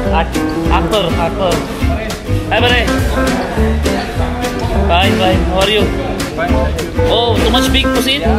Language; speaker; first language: English; non-native, local second language; Filipino